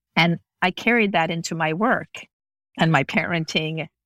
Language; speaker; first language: English; native; English